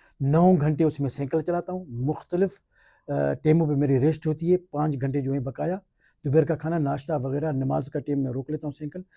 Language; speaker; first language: Urdu; non-native, local second language; Sindhi